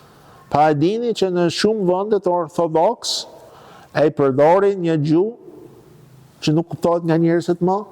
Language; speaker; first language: Albanian; non-native, fluent; English